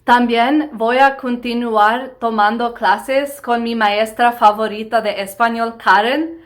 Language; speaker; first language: Spanish; non-native, learner; English